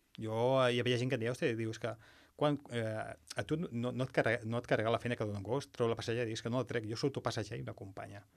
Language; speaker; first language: Catalan; non-native, local second language; Spanish